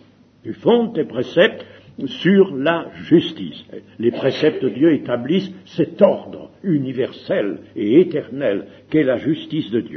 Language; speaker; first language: French; native; French